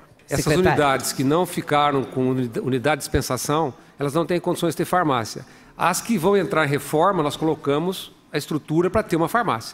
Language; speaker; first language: Portuguese; native; Portuguese